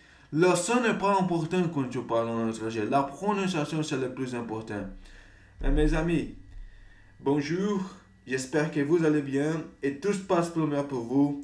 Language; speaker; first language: French; non-native, learner; Portuguese